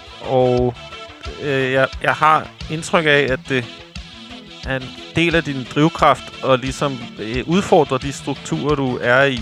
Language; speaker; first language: Danish; native; Danish